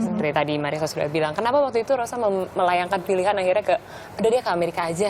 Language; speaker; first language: Indonesian; native; Indonesian